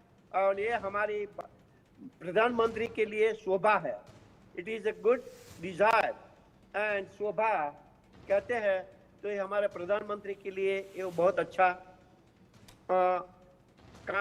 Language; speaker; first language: Hindi; non-native, local second language; Gujarati